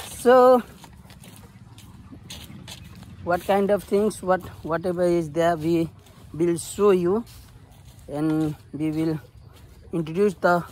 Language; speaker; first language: English; non-native, learner; Nepali